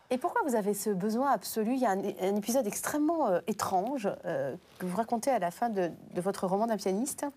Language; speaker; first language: French; native; French